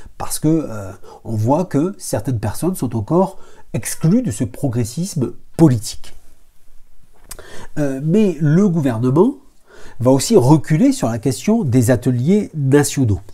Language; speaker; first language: French; native; French